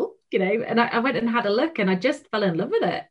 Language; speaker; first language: English; native; English